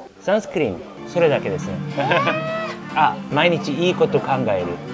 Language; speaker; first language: Japanese; non-native, learner; Korean